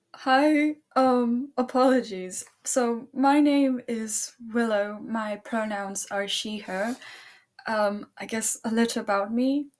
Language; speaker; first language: English; early bilingual, other home language; Spanish